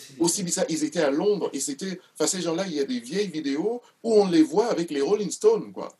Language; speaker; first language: French; non-native, local second language; Duala